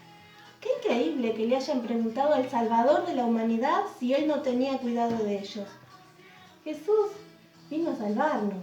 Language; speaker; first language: Spanish; native; Spanish